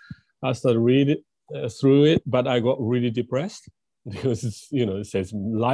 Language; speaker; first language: English; non-native, fluent; Japanese